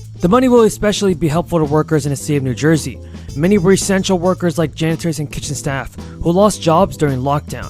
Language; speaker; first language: English; native; English